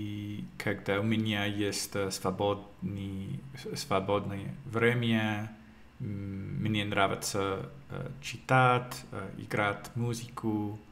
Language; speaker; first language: Russian; non-native, learner; English